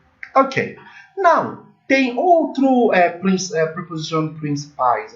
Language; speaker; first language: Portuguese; non-native, learner; English